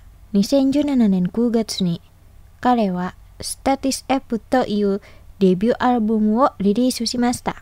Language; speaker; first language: Japanese; non-native, fluent; Indonesian